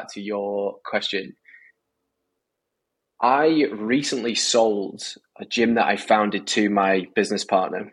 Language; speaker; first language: English; native; English